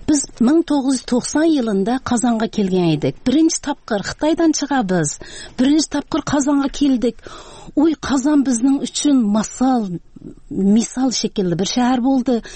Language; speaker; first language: Tatar; early bilingual, heritage; Tatar